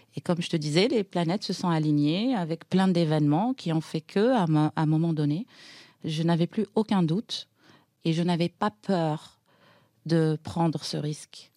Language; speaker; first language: French; non-native, local second language; Arabic